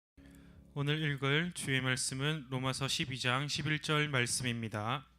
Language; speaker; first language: Korean; native; Korean